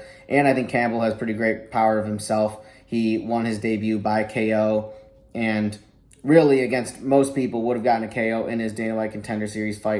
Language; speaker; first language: English; native; English